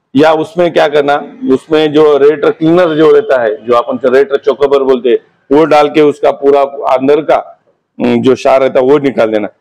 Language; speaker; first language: Hindi; non-native, local second language; Marathi